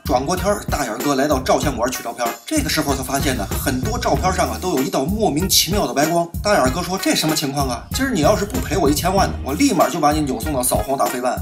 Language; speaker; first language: Chinese; native; Chinese